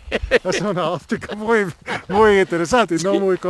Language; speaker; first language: Spanish; non-native, learner; English